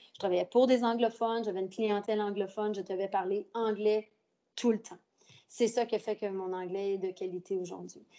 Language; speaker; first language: French; native; French